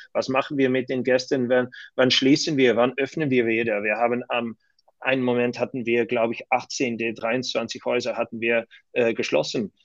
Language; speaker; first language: German; non-native, learner; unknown